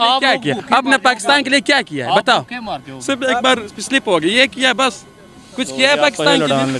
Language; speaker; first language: Hindi; non-native, learner; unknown